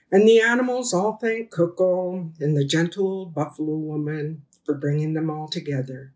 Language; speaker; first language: English; native; English